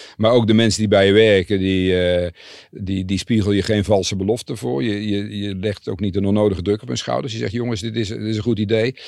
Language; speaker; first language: Dutch; native; Dutch